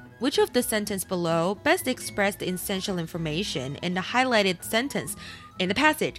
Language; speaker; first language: English; non-native, fluent; Chinese